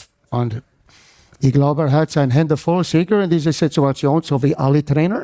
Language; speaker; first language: German; non-native, fluent; English